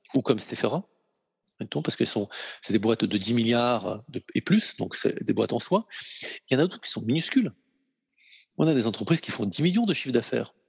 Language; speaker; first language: French; non-native, fluent; Ukrainian